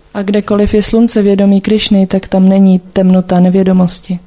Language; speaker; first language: Czech; native; Czech